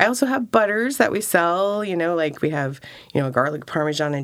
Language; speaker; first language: English; native; English